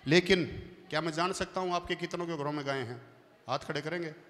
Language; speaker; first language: Hindi; native; Hindi